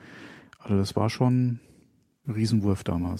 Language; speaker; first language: German; native; German